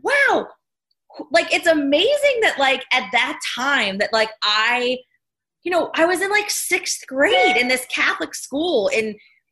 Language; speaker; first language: English; native; English